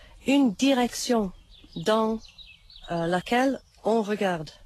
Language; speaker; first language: French; non-native, fluent; English